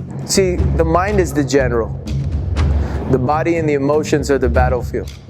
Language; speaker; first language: English; native; English